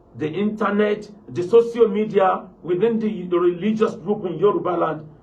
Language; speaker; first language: English; non-native, local second language; Yoruba